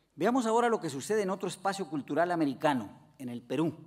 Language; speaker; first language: Spanish; native; Spanish